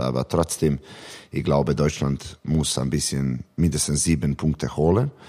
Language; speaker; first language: German; non-native, learner; Serbian